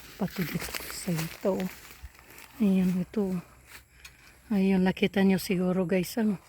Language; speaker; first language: Filipino; native; Filipino